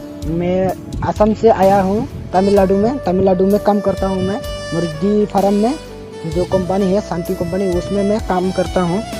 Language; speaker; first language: Hindi; non-native, local second language; Bodo